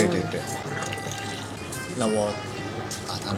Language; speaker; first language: Chinese; early bilingual, heritage; Chinese